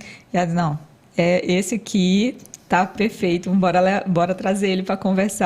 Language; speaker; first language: Portuguese; native; Portuguese